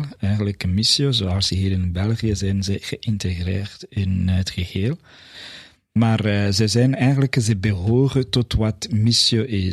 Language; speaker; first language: Dutch; non-native, fluent; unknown